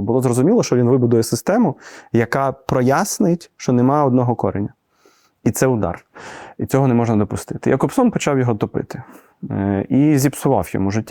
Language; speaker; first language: Ukrainian; native; Ukrainian